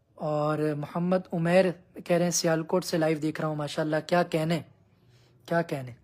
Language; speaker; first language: Urdu; non-native, local second language; Punjabi